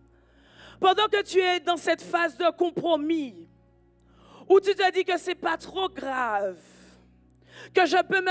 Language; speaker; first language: French; native; French